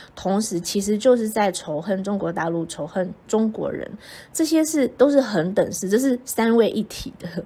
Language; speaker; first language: Chinese; native; Chinese